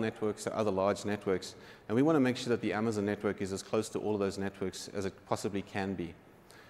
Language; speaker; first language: English; native; English